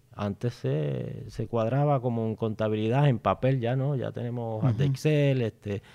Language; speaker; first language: Spanish; native; Spanish